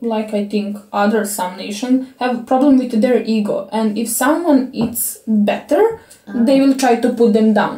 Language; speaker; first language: English; non-native, fluent; Serbian